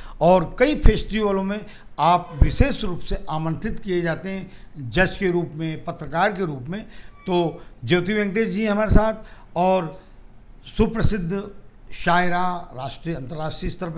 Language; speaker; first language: Hindi; native; Hindi